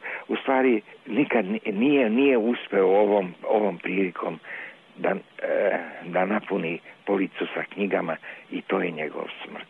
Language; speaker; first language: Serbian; non-native, local second language; Hungarian